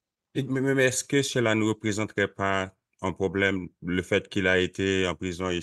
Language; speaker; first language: French; non-native, local second language; Haitian Creole